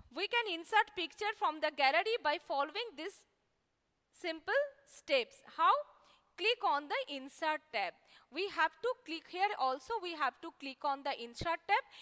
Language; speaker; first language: English; non-native, local second language; Bangla